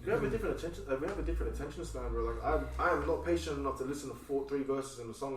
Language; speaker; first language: English; native; English